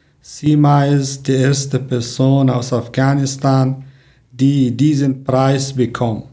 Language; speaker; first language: German; non-native, learner; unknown